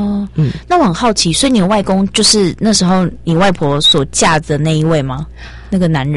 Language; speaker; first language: Chinese; native; Chinese